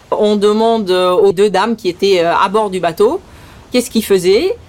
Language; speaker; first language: French; early bilingual, other home language; Dutch